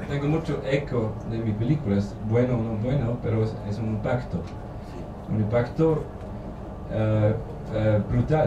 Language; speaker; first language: Spanish; non-native, learner; German